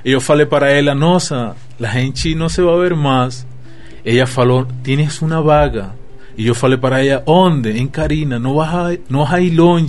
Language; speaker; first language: Portuguese; non-native, learner; Spanish